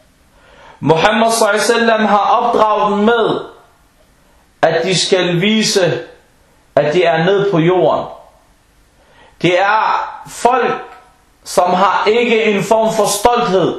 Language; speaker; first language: Danish; early bilingual, other home language; Arabic